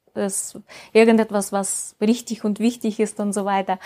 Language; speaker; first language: German; non-native, fluent; Russian